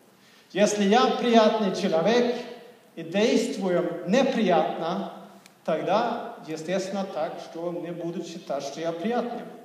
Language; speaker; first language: Russian; non-native, fluent; Swedish